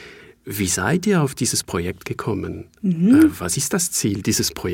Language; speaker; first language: German; non-native, fluent; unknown